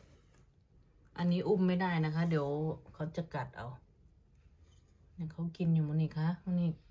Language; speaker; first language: Thai; non-native, local second language; Lao